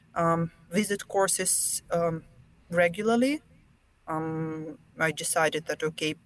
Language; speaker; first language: English; non-native, fluent; Russian